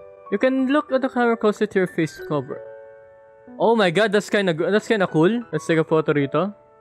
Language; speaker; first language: English; non-native, local second language; Filipino